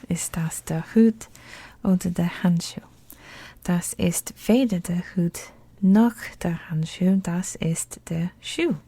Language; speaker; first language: German; non-native, learner; English